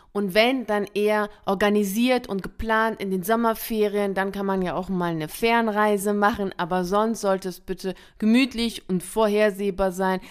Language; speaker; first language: German; early bilingual, other home language; Persian